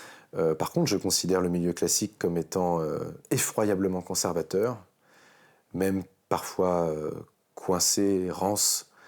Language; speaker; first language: French; native; French